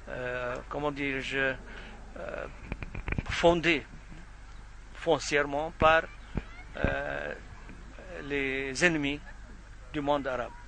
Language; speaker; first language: French; non-native, fluent; Arabic